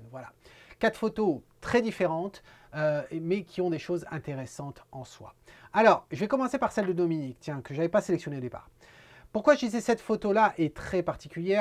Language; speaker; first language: French; native; French